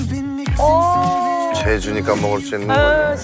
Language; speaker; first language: Korean; native; Korean